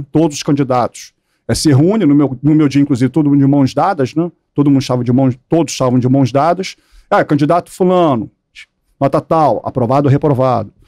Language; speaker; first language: Portuguese; native; Portuguese